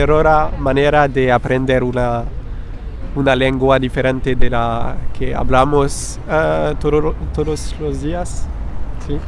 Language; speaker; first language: Spanish; non-native, fluent; French